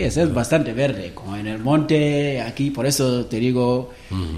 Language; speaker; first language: Spanish; non-native, learner; Wolof